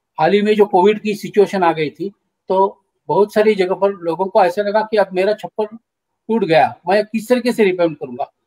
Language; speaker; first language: Hindi; non-native, local second language; Marathi